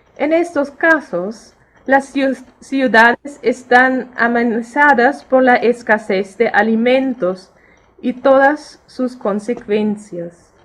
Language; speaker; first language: Spanish; non-native, fluent; German